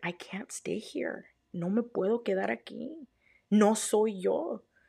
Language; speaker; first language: Spanish; early bilingual, heritage; Spanish